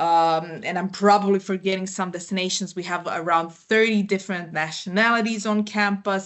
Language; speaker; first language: English; non-native, fluent; Croatian